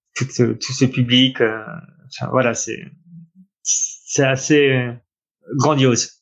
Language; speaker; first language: French; native; French